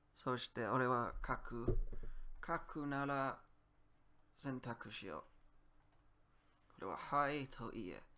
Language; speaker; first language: Japanese; non-native, learner; Polish